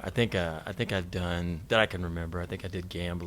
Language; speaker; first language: English; native; English